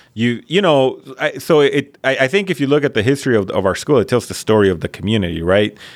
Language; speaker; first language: English; early bilingual, other home language; Spanish